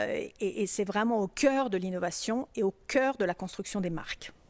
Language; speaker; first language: French; native; French